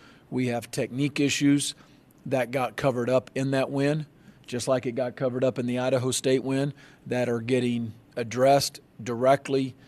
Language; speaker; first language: English; native; English